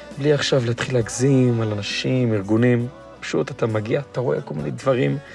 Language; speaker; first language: Hebrew; non-native, local second language; Yiddish